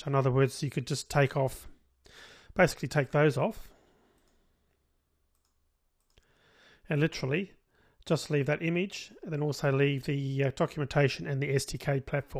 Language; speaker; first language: English; native; English